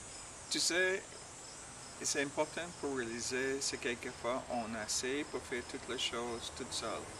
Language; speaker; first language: French; non-native, learner; English